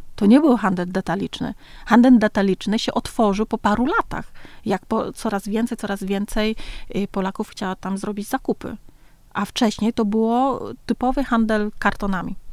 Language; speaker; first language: Polish; early bilingual, other home language; Vietnamese